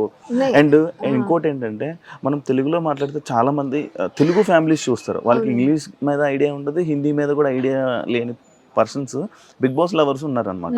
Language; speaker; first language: Telugu; native; Telugu